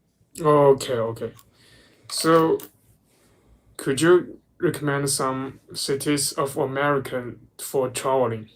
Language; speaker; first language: English; non-native, learner; Chinese